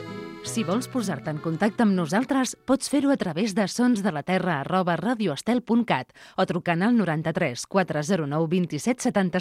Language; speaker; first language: Catalan; native; Catalan